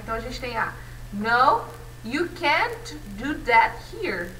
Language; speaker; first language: English; non-native, fluent; Portuguese